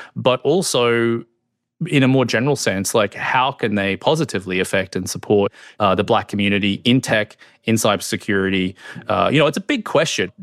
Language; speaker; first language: English; native; English